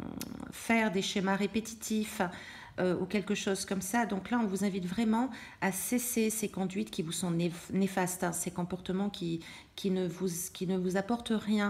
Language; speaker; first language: French; native; French